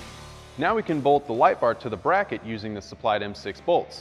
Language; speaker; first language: English; native; English